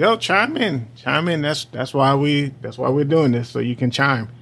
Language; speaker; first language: English; native; English